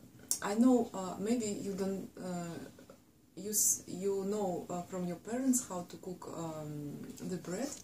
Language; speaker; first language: English; non-native, fluent; Russian